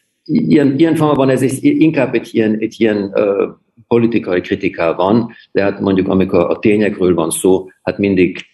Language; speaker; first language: Hungarian; early bilingual, heritage; German